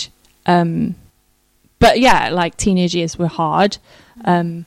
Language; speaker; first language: English; native; English